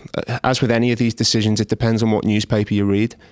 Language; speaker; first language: English; native; English